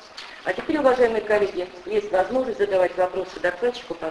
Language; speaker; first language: Russian; native; Russian